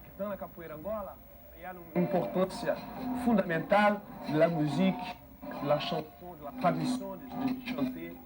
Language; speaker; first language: French; non-native, fluent; Portuguese